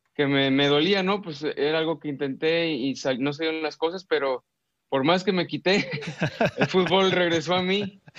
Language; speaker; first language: Spanish; native; Spanish